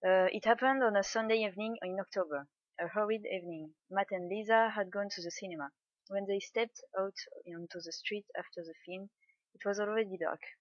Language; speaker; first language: English; non-native, fluent; French